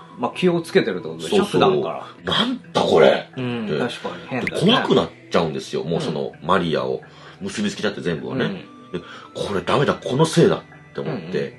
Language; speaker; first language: Japanese; native; Japanese